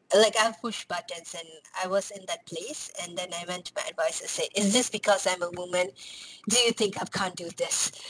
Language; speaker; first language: English; non-native, local second language; Tamil